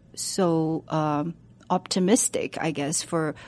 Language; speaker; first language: English; non-native, fluent; Chinese